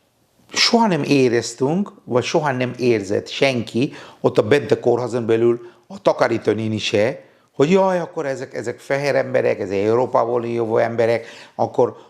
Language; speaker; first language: Hungarian; non-native, fluent; Bangla